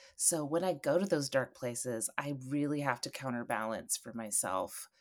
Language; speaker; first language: English; native; English